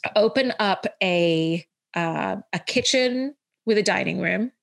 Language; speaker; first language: English; early bilingual, heritage; Arabic